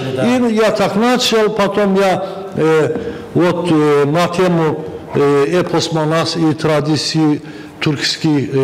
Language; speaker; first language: Russian; non-native, fluent; Azerbaijani